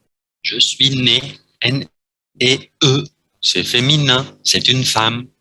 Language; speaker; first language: French; non-native, fluent; Vietnamese